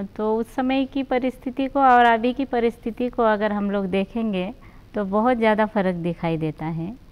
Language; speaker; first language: Hindi; non-native, local second language; Marathi